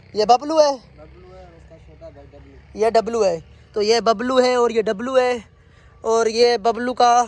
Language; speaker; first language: Urdu; non-native, local second language; Sindhi